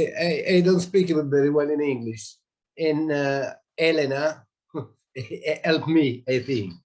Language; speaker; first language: English; non-native, learner; Italian